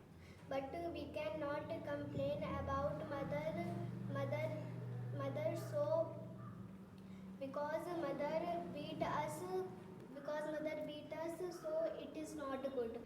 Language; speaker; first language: English; non-native, learner; Hindi